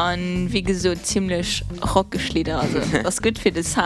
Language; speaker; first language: German; non-native, local second language; Luxembourgish